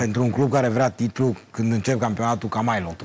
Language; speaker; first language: Romanian; native; Romanian